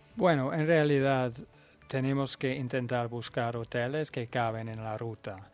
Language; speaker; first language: Spanish; non-native, fluent; Dutch